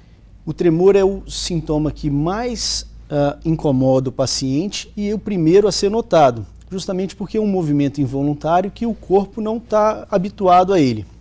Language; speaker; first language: Portuguese; native; Portuguese